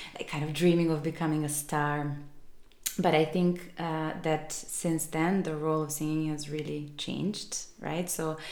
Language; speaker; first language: English; non-native, fluent; Serbian